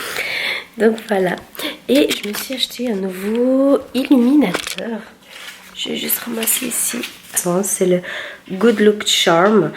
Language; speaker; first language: French; native; French